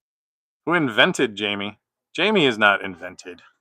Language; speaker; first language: English; native; English